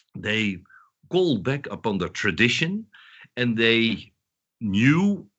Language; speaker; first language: English; non-native, fluent; Dutch